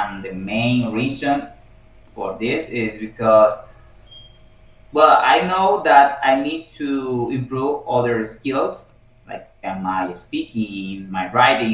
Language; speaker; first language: English; non-native, learner; Spanish